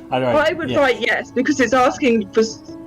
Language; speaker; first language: English; native; English